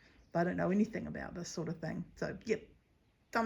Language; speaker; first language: English; native; English